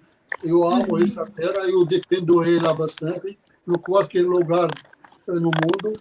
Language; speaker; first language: Portuguese; non-native, fluent; Arabic